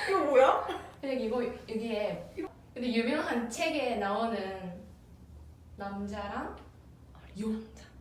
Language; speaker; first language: Korean; non-native, learner; Japanese